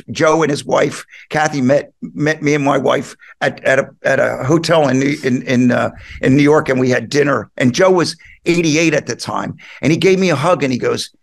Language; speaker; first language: English; native; English